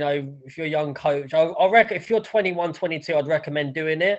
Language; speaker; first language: English; native; English